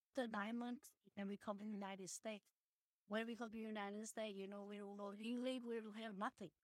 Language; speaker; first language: English; early bilingual, other home language; Vietnamese